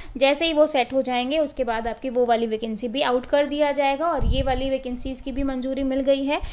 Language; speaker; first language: Hindi; native; Hindi